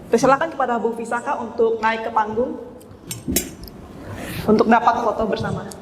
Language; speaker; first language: Indonesian; native; Indonesian